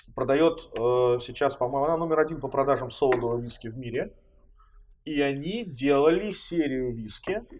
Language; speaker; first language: Russian; native; Russian